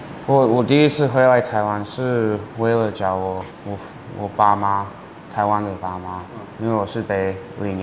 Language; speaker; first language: Chinese; early bilingual, heritage; English